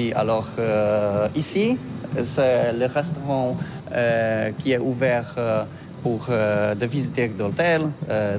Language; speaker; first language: French; non-native, learner; Polish